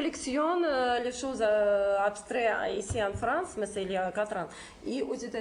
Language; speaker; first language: French; non-native, fluent; Russian